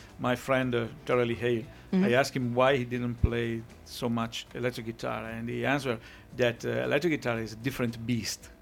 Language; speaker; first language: English; non-native, fluent; Italian